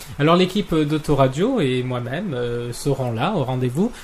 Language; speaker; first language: French; native; French